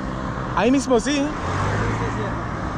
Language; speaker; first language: Spanish; non-native, fluent; French